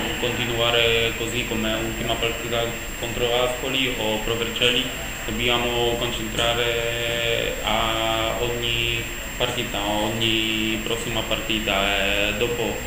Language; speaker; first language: Italian; non-native, learner; Polish